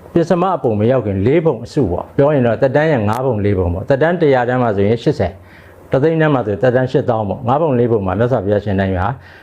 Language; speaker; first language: Burmese; native; Burmese